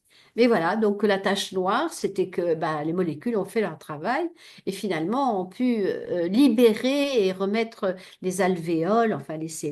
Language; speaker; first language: French; native; French